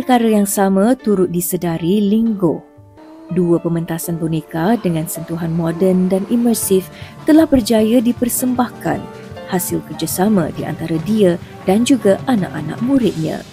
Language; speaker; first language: Malay; native; Malay